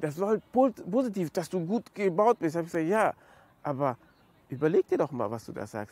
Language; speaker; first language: German; native; German